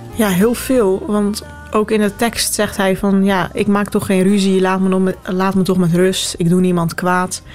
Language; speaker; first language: Dutch; non-native, local second language; Turkish